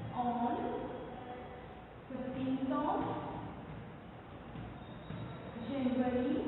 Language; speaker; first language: English; non-native, local second language; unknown